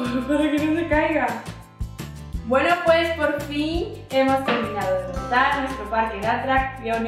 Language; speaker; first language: Spanish; native; Spanish